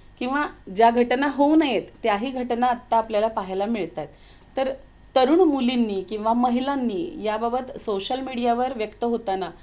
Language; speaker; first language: Marathi; native; Marathi